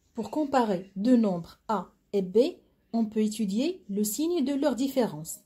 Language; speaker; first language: French; non-native, local second language; Arabic